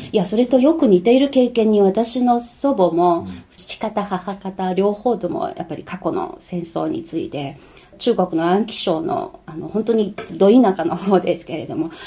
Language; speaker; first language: Japanese; non-native, fluent; Chinese